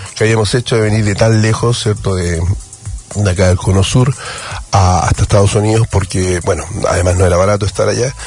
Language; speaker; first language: Spanish; native; Spanish